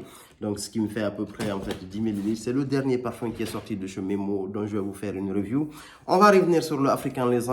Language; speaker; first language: French; native; French